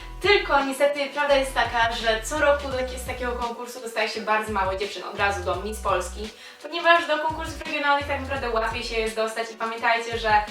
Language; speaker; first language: Polish; native; Polish